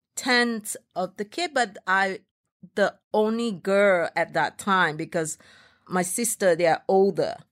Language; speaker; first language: English; non-native, local second language; Hakka Chinese